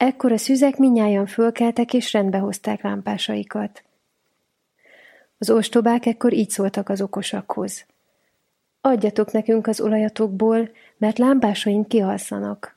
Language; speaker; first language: Hungarian; native; Hungarian